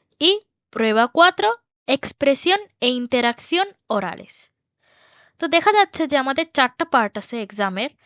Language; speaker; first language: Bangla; early bilingual, heritage; Bangla